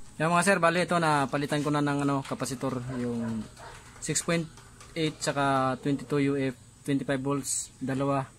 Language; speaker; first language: Filipino; non-native, local second language; Cebuano